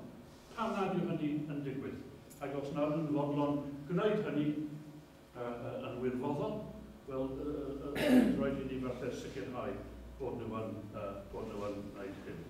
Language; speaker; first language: Welsh; native; Welsh